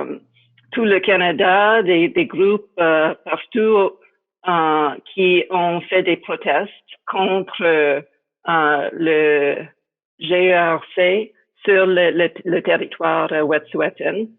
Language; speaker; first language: French; non-native, fluent; English